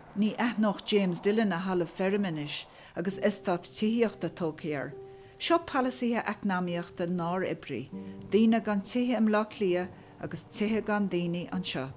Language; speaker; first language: Irish; non-native, local second language; English